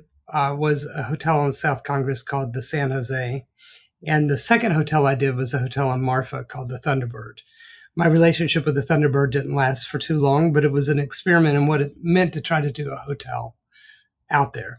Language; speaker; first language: English; native; English